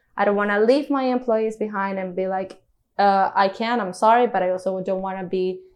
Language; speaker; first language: English; non-native, fluent; Spanish